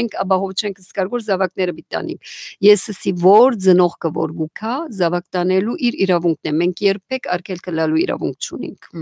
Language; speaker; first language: Armenian; native; Armenian